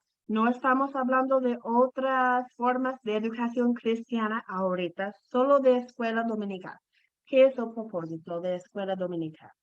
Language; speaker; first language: Spanish; non-native, fluent; English